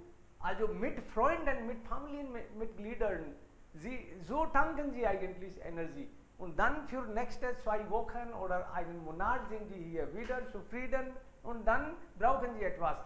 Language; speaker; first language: German; non-native, fluent; Hindi